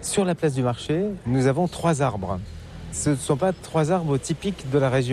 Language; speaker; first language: French; native; French